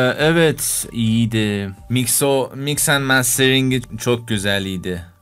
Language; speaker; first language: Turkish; non-native, learner; Persian